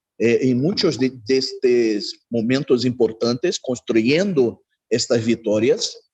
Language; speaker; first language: Spanish; non-native, learner; Portuguese